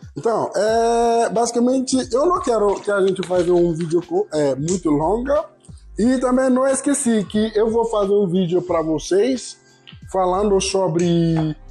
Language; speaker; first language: Portuguese; non-native, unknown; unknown